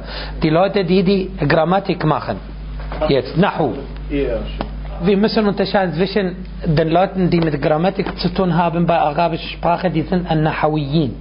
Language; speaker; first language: German; non-native, fluent; Arabic